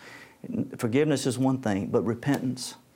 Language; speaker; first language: English; native; English